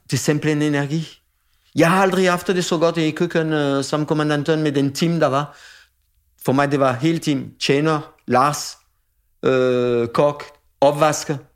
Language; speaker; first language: Danish; non-native, fluent; French